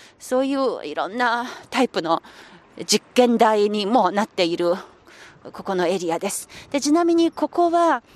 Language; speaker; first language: Japanese; non-native, fluent; Chinese